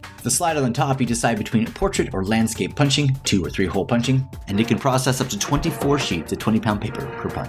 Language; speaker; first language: English; native; English